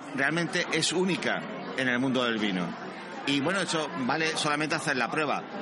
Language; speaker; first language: Spanish; native; Spanish